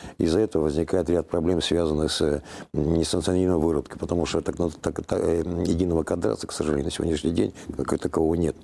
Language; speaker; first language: Russian; native; Russian